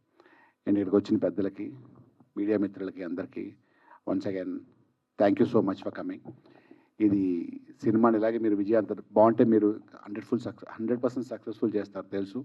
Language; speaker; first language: Telugu; native; Telugu